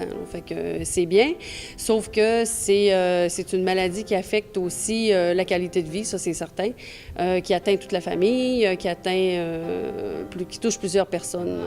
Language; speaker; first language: French; native; French